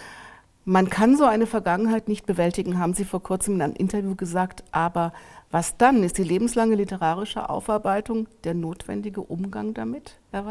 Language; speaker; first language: German; native; German